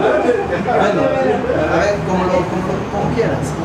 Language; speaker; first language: Spanish; native; Spanish